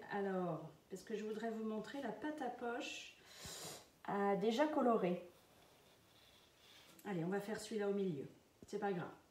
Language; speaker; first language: French; native; French